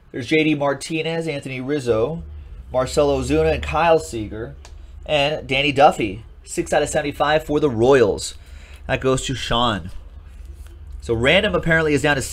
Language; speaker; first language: English; native; English